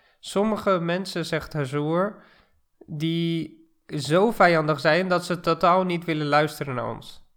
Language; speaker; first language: Dutch; non-native, fluent; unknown